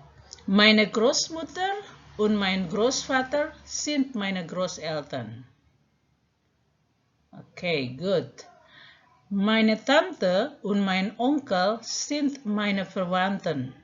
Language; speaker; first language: German; non-native, fluent; Indonesian